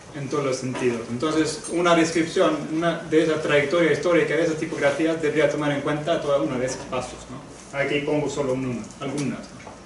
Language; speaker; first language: Spanish; non-native, fluent; Swedish